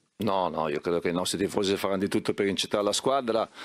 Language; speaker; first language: Italian; native; Italian